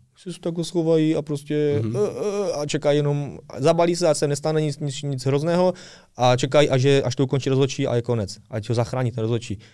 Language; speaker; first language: Czech; early bilingual, other home language; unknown